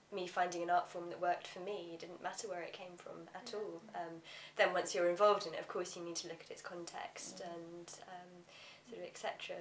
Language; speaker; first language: English; native; English